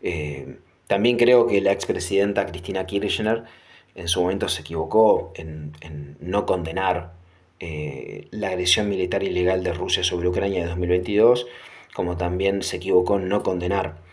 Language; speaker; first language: Spanish; native; Spanish